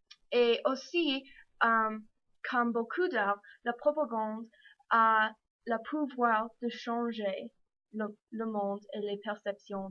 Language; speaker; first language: French; non-native, learner; English